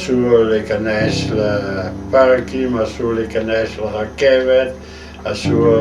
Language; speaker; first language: Hebrew; non-native, fluent; Dutch